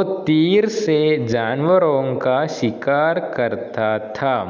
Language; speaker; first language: Hindi; non-native, local second language; Malayalam